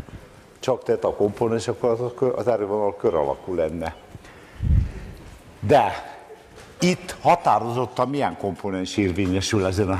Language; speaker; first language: Hungarian; native; Hungarian